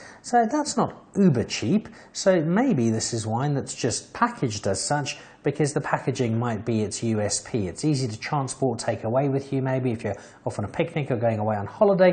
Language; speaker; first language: English; native; English